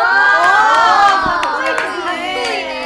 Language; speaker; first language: Japanese; non-native, learner; Korean